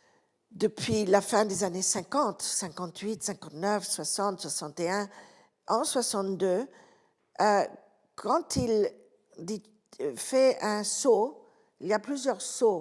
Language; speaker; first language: French; non-native, fluent; Italian